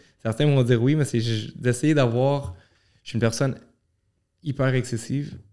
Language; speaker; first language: French; early bilingual, other home language; Arabic